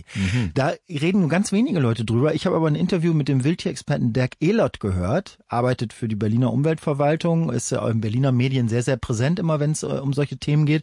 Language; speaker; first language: German; native; German